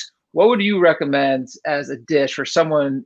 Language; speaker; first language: English; native; English